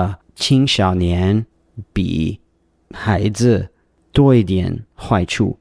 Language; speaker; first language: Chinese; non-native, learner; English